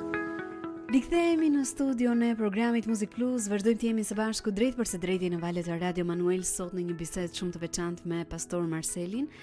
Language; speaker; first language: Albanian; native; Albanian